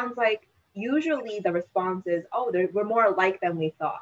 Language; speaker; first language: English; native; English